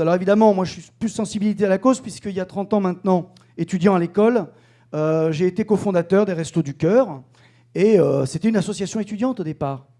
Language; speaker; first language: French; native; French